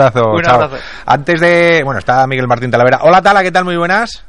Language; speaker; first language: Spanish; native; Spanish